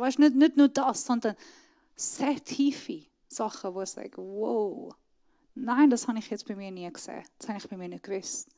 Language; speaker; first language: German; non-native, fluent; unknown